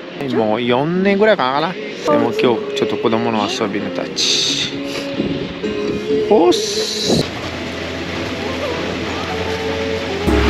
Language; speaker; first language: Japanese; non-native, learner; Portuguese